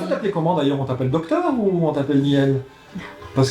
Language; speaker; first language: French; native; French